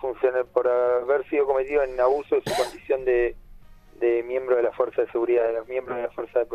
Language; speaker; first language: Spanish; native; Spanish